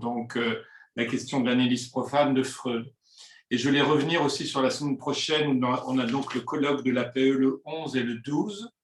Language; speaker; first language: French; native; French